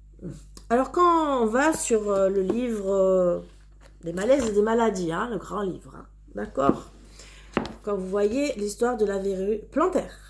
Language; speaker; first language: French; native; French